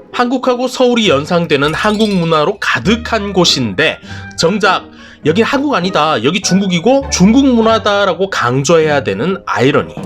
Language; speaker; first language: Korean; native; Korean